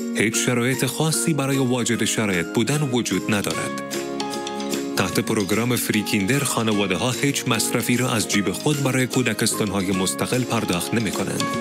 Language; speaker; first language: Persian; native; Persian